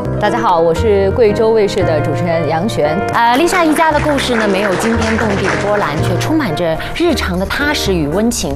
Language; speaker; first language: Chinese; native; Chinese